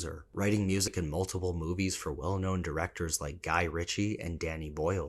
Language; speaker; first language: English; native; English